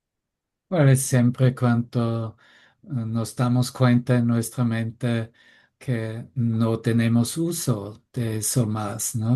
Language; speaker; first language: Spanish; non-native, fluent; German